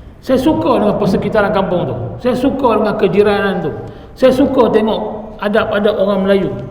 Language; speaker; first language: Malay; non-native, local second language; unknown